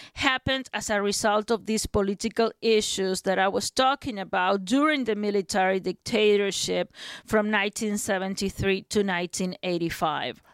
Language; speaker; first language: English; non-native, fluent; Spanish